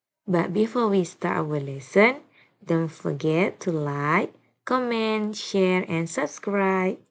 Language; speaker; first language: English; non-native, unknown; Indonesian